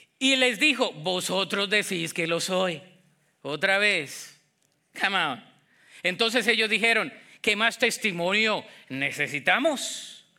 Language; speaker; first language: Spanish; native; Spanish